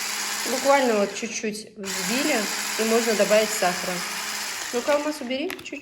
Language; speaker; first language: Russian; native; Russian